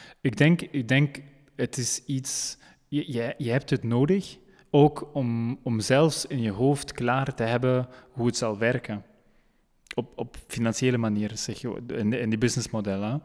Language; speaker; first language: Dutch; non-native, local second language; French